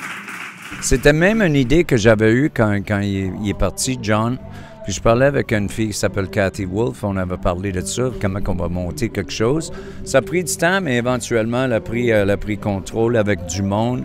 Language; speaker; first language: French; native; French